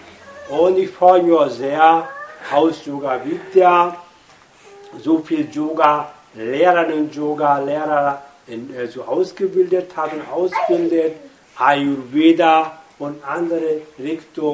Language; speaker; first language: German; non-native, fluent; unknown